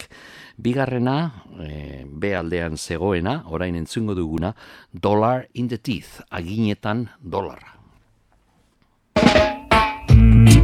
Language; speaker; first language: Basque; native; Basque